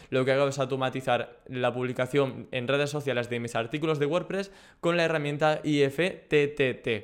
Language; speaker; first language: Spanish; native; Spanish